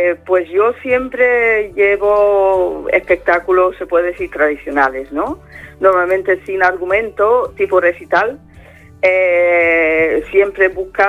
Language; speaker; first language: Spanish; non-native, fluent; Dutch